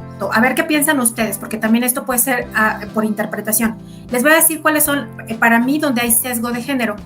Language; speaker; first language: Spanish; native; Spanish